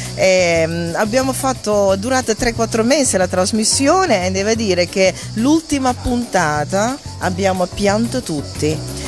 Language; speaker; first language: Italian; non-native, fluent; Dutch